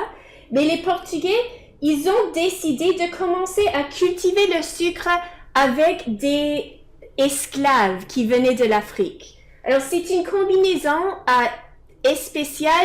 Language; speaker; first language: French; non-native, fluent; English